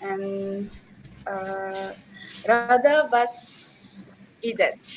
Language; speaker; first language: Russian; non-native, learner; Malay